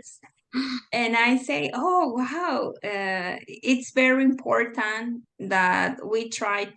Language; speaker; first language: English; non-native, fluent; Spanish